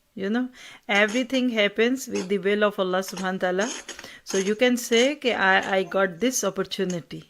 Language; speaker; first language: English; non-native, local second language; Urdu